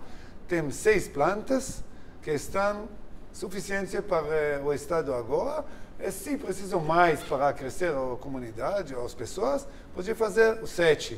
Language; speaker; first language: Portuguese; non-native, learner; Hebrew